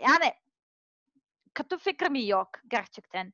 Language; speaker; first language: Turkish; non-native, learner; Serbian